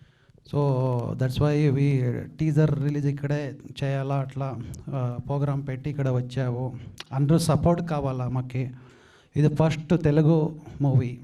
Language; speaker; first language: Telugu; non-native, learner; Kannada